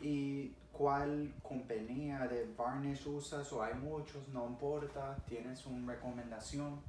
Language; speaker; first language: Spanish; early bilingual, other home language; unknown